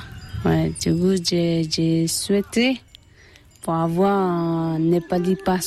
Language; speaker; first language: French; non-native, learner; Tibetan